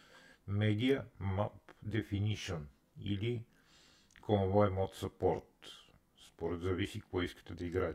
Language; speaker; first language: Bulgarian; native; Bulgarian